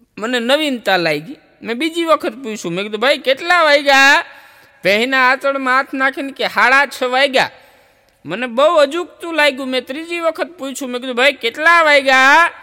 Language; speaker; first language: Gujarati; native; Gujarati